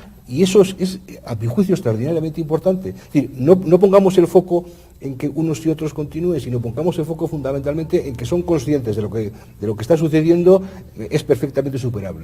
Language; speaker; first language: Spanish; native; Spanish